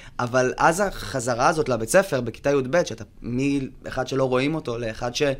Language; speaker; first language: Hebrew; native; Hebrew